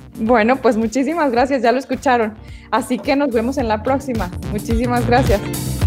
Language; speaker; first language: Spanish; native; Spanish